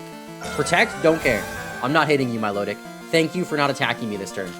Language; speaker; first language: English; native; English